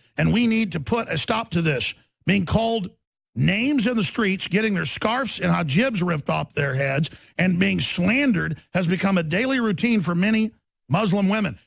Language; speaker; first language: English; native; English